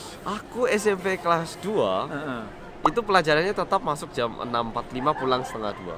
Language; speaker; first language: Indonesian; early bilingual, other home language; Korean